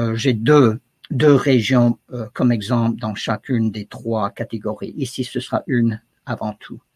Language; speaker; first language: French; non-native, fluent; English